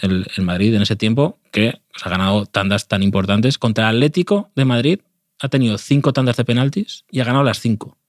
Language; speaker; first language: Spanish; native; Spanish